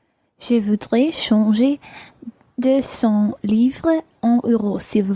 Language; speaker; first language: French; non-native, learner; English